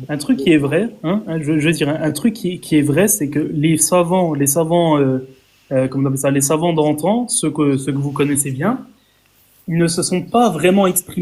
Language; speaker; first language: French; native; French